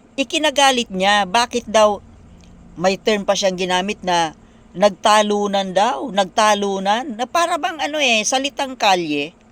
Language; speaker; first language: Filipino; non-native, local second language; Bikol